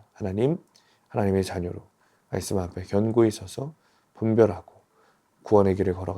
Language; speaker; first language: Korean; native; Korean